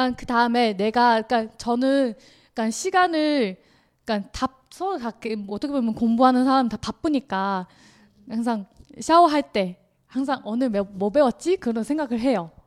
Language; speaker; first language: Korean; non-native, fluent; Chinese